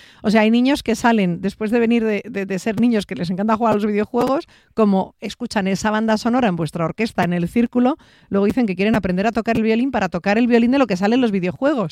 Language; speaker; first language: Spanish; native; Spanish